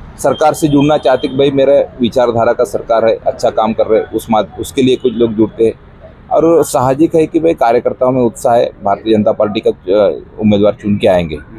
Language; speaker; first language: Hindi; non-native, local second language; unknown